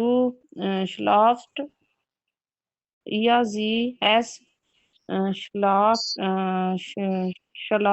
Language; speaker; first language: German; non-native, learner; Urdu